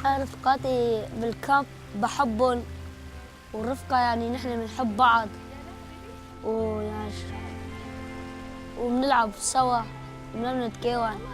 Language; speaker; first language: Arabic; native; Arabic